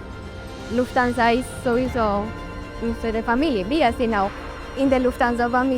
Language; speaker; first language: German; non-native, fluent; Spanish